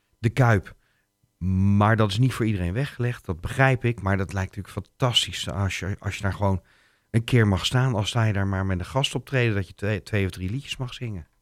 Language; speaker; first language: Dutch; native; Dutch